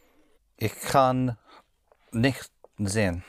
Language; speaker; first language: German; non-native, learner; English